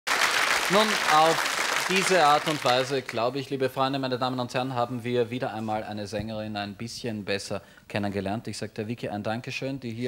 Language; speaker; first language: German; native; German